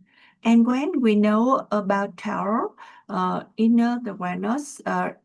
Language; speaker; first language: English; non-native, learner; Vietnamese